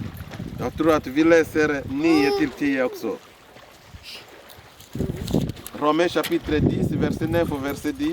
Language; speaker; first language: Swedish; non-native, fluent; Lingala